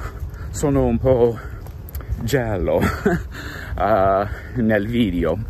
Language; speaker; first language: Italian; non-native, learner; English